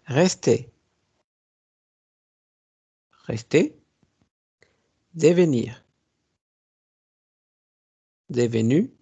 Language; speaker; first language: French; non-native, fluent; Spanish